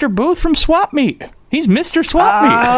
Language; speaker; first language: English; native; English